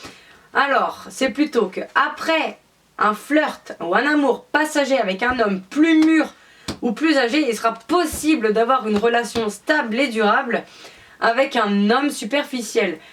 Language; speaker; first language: French; native; French